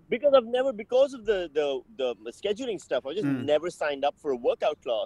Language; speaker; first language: English; non-native, local second language; Urdu